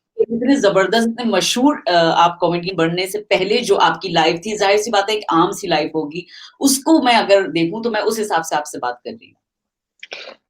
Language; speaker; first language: Urdu; native; Urdu